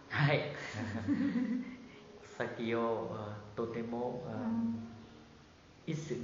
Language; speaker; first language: Japanese; non-native, learner; Vietnamese